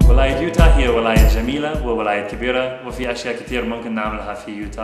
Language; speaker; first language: Arabic; non-native, fluent; English